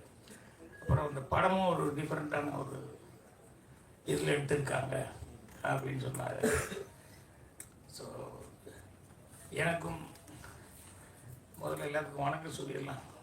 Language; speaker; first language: Tamil; native; Tamil